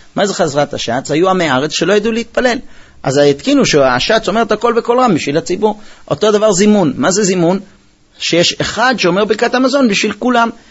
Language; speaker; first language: Hebrew; early bilingual, heritage; Hebrew